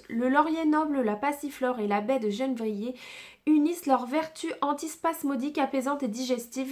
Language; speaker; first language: French; native; French